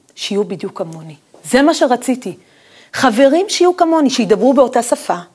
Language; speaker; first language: Hebrew; native; Hebrew